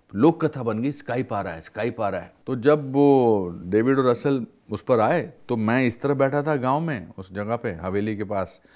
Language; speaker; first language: Hindi; native; Hindi